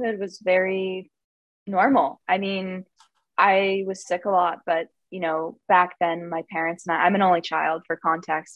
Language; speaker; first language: English; native; English